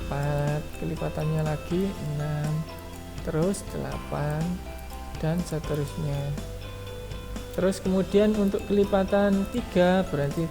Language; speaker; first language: Indonesian; native; Indonesian